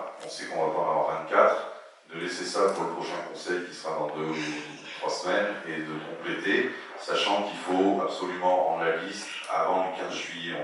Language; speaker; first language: French; native; French